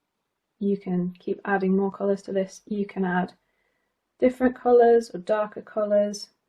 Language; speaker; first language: English; native; English